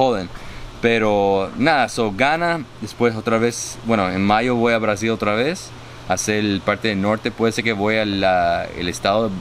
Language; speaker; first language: Spanish; early bilingual, heritage; Spanish